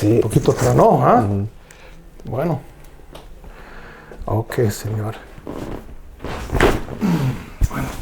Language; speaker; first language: Spanish; non-native, learner; English